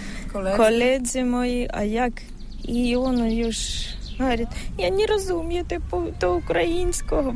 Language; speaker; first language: Polish; non-native, learner; Ukrainian